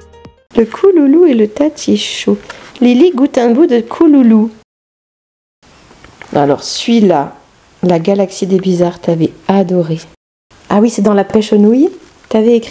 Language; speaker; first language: French; native; French